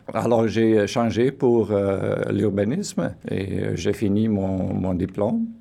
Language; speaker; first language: French; non-native, fluent; Portuguese